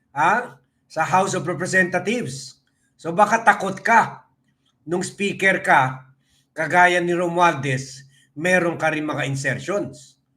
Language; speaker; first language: Filipino; native; Filipino